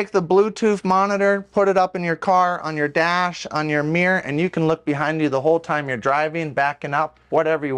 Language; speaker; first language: English; native; English